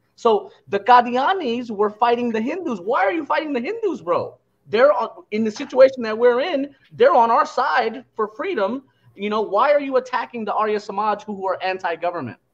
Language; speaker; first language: English; native; English